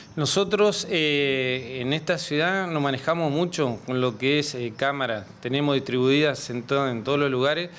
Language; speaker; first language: Spanish; native; Spanish